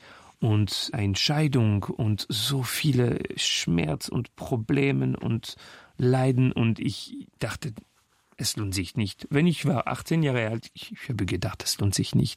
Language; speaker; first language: German; non-native, fluent; French